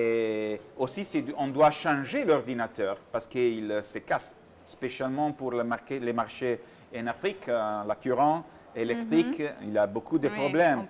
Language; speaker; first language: French; non-native, learner; Italian